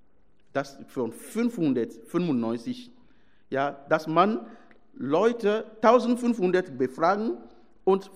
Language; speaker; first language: German; non-native, fluent; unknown